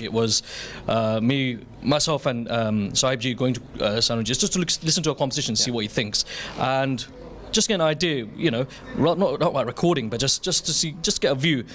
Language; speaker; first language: English; early bilingual, other home language; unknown